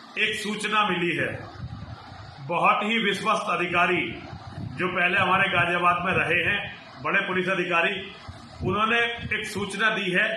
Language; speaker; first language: Hindi; native; Hindi